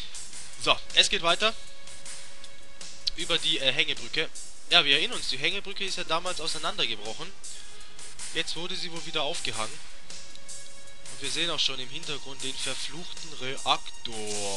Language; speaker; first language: German; native; German